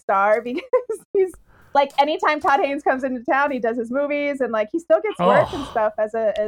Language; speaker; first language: English; native; English